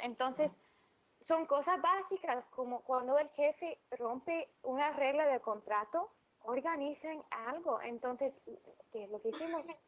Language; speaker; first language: Spanish; non-native, fluent; English